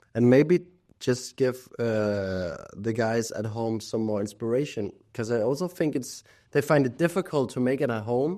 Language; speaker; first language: English; non-native, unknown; Danish